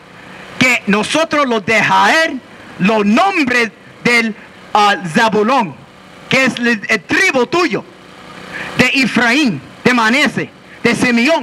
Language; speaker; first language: Spanish; non-native, learner; English